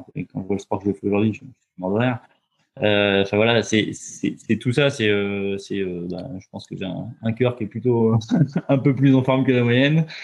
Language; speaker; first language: French; native; French